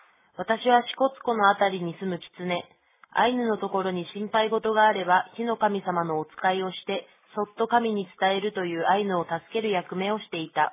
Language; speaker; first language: Japanese; native; Japanese